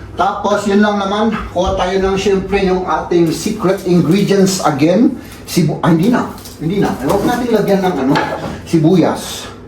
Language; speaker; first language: Filipino; native; Filipino